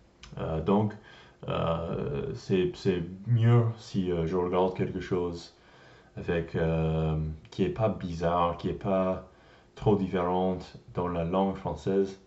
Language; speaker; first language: French; non-native, learner; English